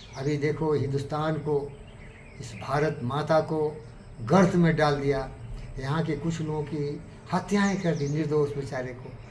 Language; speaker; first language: Hindi; native; Hindi